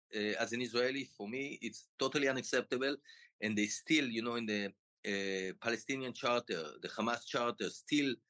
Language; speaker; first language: English; non-native, fluent; Hebrew